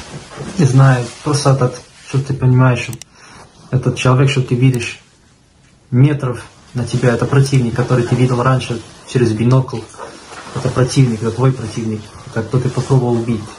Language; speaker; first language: Russian; non-native, fluent; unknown